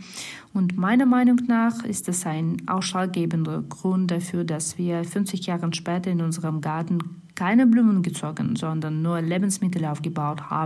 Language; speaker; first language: German; non-native, fluent; Russian